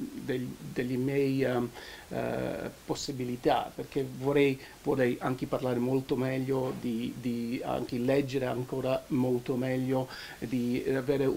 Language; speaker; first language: Italian; early bilingual, heritage; Italian